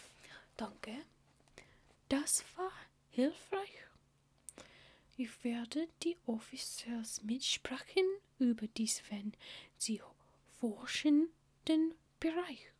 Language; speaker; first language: German; non-native, learner; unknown